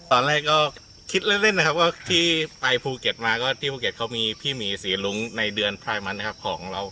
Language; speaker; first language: Thai; native; Thai